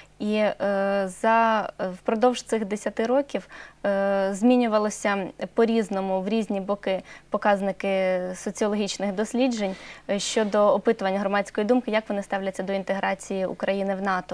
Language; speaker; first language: Ukrainian; native; Ukrainian